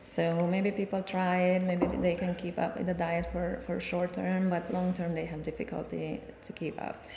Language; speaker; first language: English; non-native, fluent; Hungarian